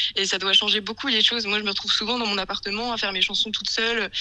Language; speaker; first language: French; native; French